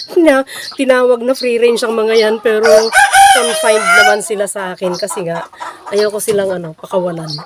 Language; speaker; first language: Filipino; non-native, local second language; Iloko